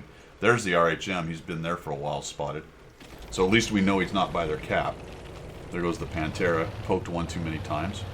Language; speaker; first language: English; native; English